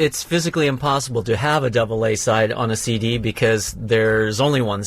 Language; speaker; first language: English; native; English